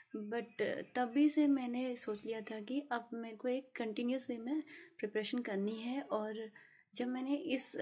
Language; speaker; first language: Hindi; native; Hindi